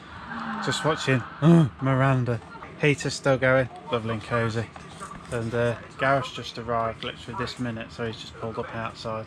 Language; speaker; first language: English; native; English